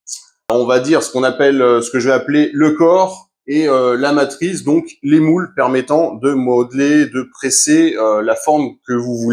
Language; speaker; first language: French; native; French